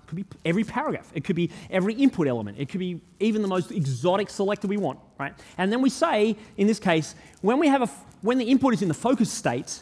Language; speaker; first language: English; native; English